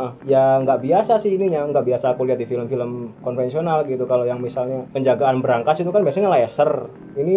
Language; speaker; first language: Indonesian; native; Indonesian